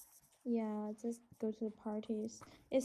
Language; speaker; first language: English; non-native, learner; Chinese